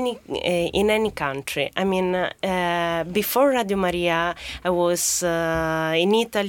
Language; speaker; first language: English; non-native, fluent; Italian